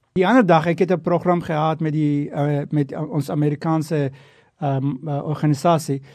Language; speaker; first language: Afrikaans; non-native, fluent; Turkish